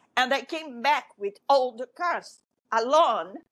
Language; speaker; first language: English; non-native, fluent; French